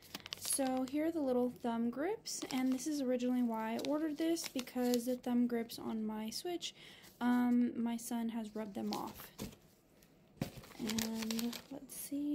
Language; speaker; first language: English; native; English